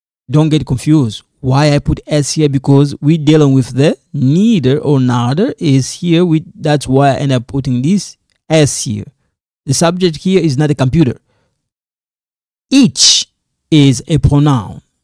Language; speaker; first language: English; non-native, fluent; Lingala